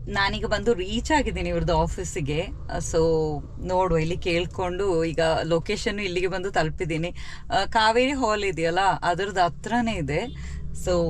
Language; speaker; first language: Kannada; non-native, local second language; Kodava